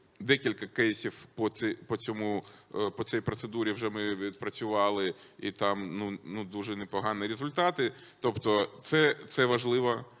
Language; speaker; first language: Ukrainian; non-native, local second language; Russian